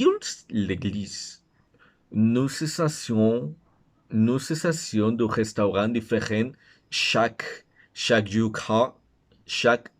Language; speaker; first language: French; non-native, learner; Spanish